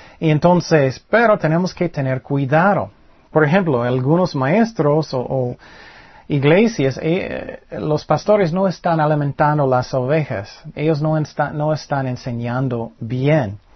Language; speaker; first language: Spanish; non-native, fluent; English